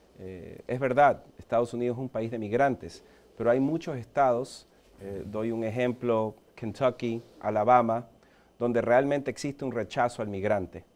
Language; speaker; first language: Spanish; early bilingual, heritage; Spanish